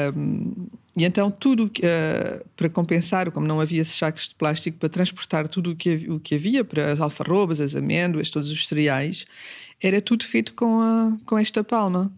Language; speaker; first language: Portuguese; early bilingual, heritage; Portuguese